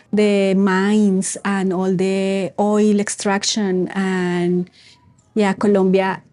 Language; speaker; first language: English; non-native, fluent; Spanish